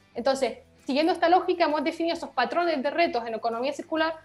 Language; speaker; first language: Spanish; native; Spanish